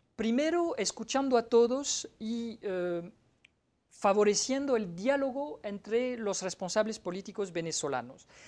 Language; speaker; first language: Spanish; non-native, fluent; French